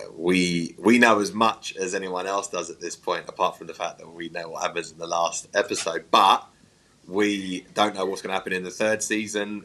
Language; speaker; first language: English; native; English